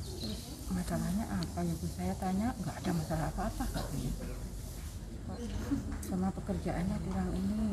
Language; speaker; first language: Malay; non-native, local second language; Javanese